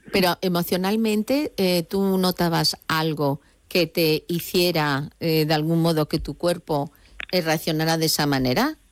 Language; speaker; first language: Spanish; native; Spanish